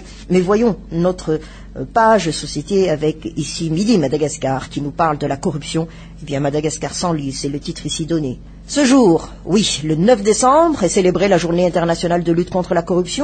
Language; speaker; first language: French; non-native, local second language; Malagasy